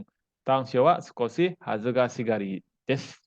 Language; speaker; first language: Japanese; non-native, fluent; Indonesian